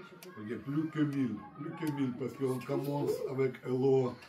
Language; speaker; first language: French; non-native, learner; Russian